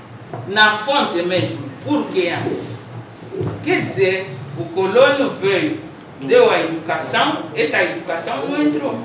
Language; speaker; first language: Portuguese; non-native, local second language; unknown